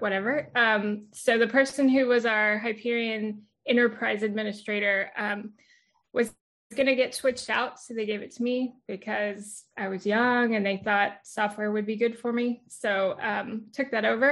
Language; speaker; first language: English; native; English